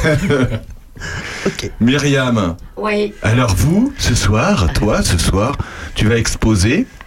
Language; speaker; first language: French; native; French